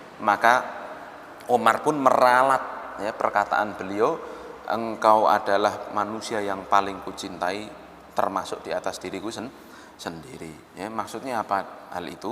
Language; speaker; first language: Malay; non-native, local second language; Javanese